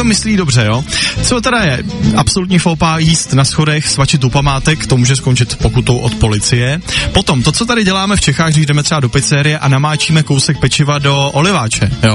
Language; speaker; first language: Czech; native; Czech